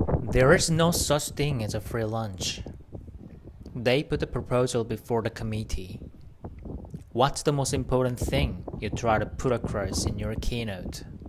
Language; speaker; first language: English; non-native, fluent; Korean